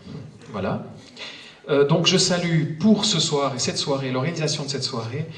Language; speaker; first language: French; native; French